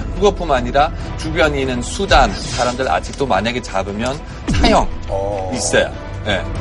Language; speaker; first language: Korean; non-native, fluent; German